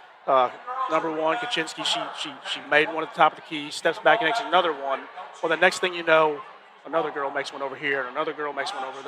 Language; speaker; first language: English; native; English